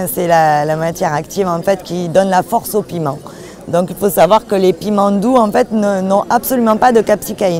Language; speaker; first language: French; native; French